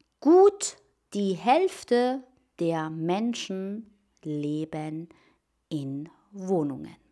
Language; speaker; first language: German; non-native, fluent; Persian